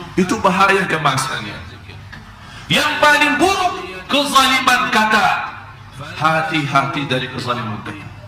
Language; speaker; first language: Malay; non-native, fluent; Arabic